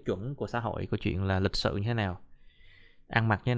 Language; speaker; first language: Vietnamese; native; Vietnamese